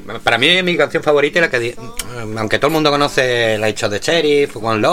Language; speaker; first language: Spanish; native; Spanish